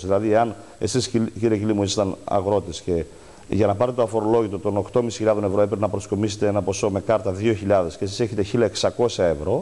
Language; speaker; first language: Greek; native; Greek